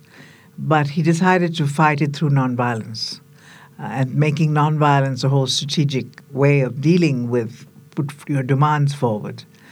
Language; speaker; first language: English; non-native, local second language; Tamil